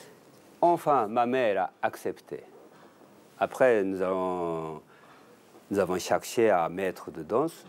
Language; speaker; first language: French; non-native, learner; Japanese